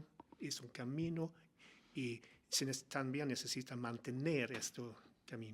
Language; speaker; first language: Spanish; non-native, learner; Swedish